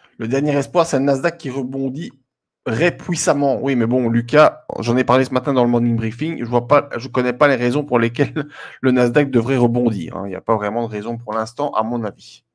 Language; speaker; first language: French; native; French